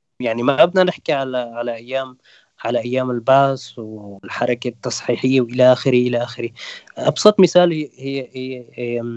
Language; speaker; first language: Arabic; non-native, local second language; Kurdish